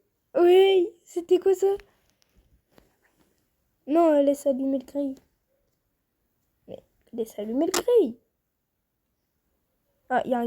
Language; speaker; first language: French; native; French